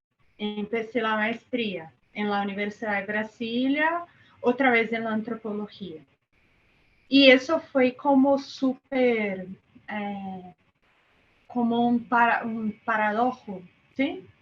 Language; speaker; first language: Spanish; non-native, fluent; Portuguese